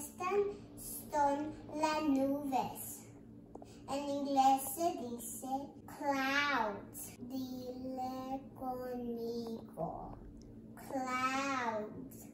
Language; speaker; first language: Spanish; early bilingual, heritage; English